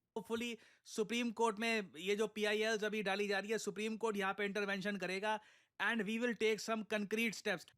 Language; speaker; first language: Hindi; native; Hindi